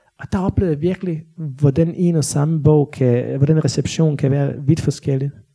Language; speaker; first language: Danish; non-native, fluent; Bosnian